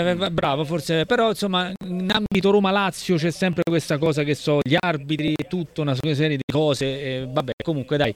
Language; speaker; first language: Italian; native; Italian